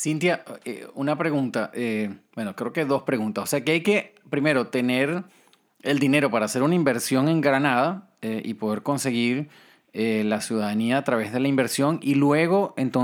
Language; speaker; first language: Spanish; native; Spanish